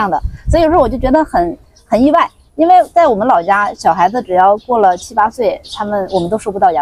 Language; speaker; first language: Chinese; non-native, local second language; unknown